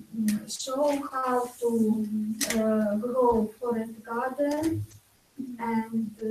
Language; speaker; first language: English; non-native, learner; Ukrainian